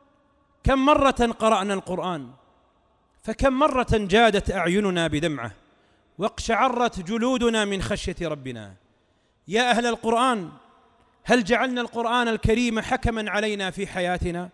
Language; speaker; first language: Arabic; native; Arabic